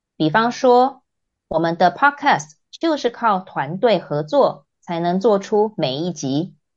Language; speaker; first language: Chinese; native; Chinese